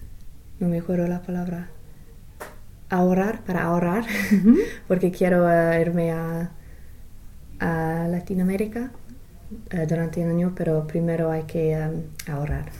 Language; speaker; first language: Spanish; non-native, fluent; English